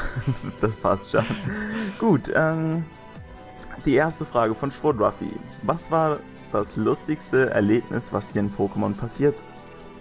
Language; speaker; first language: German; native; German